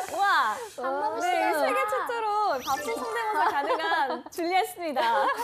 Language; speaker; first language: Korean; native; Korean